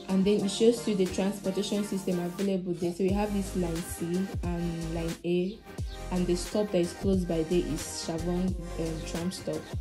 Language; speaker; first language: English; non-native, local second language; Ibibio